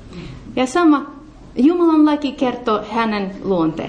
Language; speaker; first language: Finnish; non-native, learner; Russian